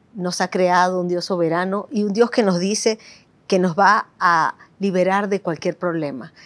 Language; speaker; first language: Spanish; native; Spanish